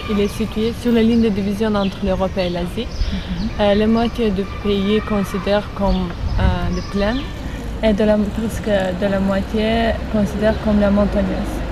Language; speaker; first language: French; non-native, fluent; Azerbaijani